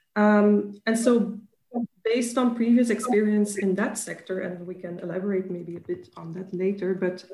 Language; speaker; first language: English; non-native, fluent; Dutch